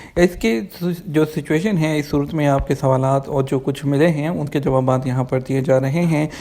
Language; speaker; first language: Urdu; native; Urdu